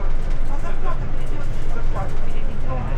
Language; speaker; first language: Russian; native; Russian